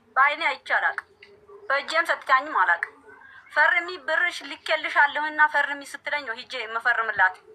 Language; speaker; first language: Amharic; native; Amharic